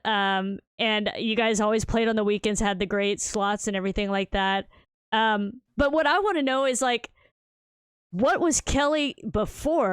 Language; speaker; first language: English; native; English